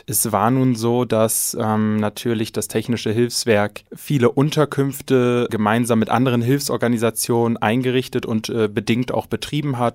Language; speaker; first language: German; native; German